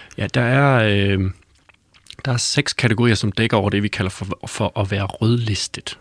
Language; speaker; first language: Danish; native; Danish